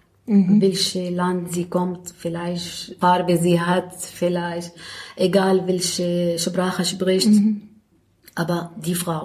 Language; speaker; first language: German; non-native, learner; Arabic